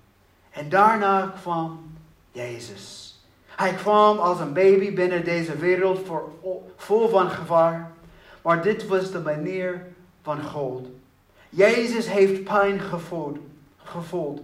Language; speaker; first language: Dutch; non-native, learner; English